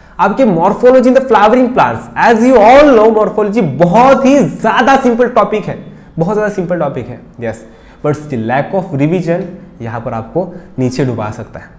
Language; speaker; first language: Hindi; non-native, local second language; Marathi